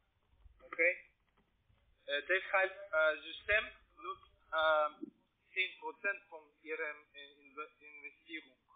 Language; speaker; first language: German; non-native, learner; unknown